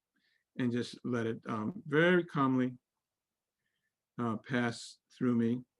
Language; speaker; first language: English; native; English